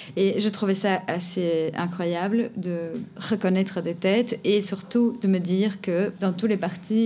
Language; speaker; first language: French; non-native, fluent; Portuguese